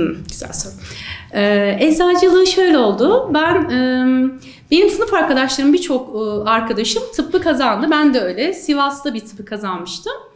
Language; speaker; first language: Turkish; native; Turkish